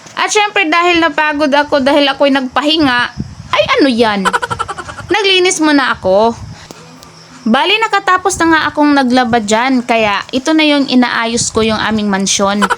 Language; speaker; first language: Filipino; non-native, local second language; Cebuano